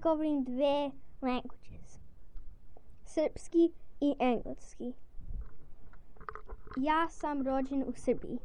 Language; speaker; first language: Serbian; early bilingual, heritage; Serbian